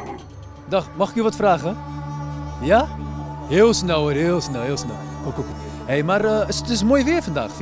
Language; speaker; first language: Dutch; native; Dutch